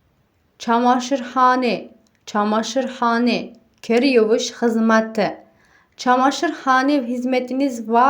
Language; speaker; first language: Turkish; non-native, fluent; Uzbek